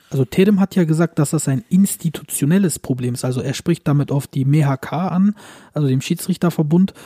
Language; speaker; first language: German; early bilingual, other home language; Turkish